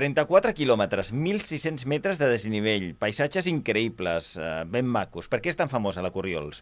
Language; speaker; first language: Catalan; native; Catalan